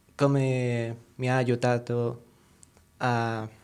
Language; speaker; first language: Italian; non-native, learner; Spanish